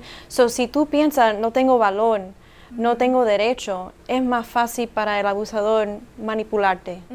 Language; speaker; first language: Spanish; early bilingual, heritage; Spanish